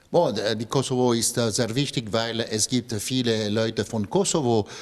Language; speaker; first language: German; non-native, local second language; French